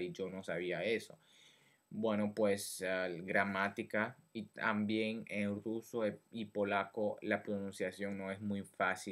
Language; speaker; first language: Spanish; non-native, fluent; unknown